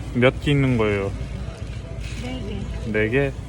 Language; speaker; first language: Korean; non-native, learner; Uzbek